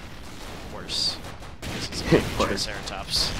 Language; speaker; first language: English; native; English